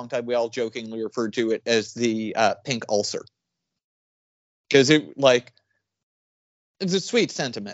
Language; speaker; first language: English; native; English